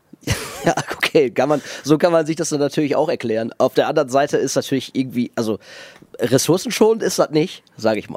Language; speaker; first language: German; native; German